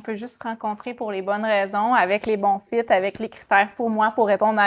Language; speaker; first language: French; native; French